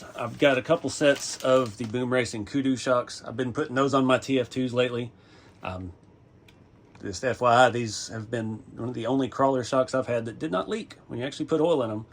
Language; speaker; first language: English; native; English